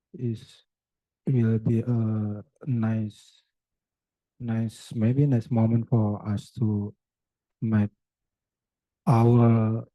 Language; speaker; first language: English; non-native, learner; Indonesian